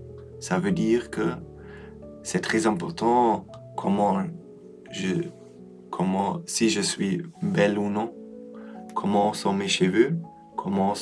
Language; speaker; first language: French; non-native, learner; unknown